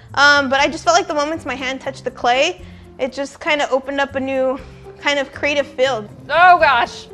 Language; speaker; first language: English; native; English